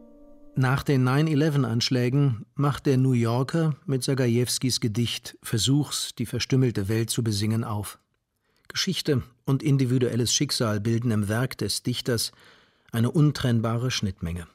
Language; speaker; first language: German; native; German